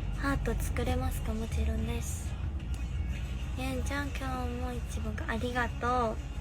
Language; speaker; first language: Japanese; non-native, learner; Korean